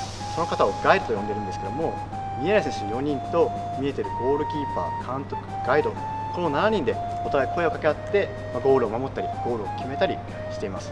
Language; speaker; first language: Japanese; native; Japanese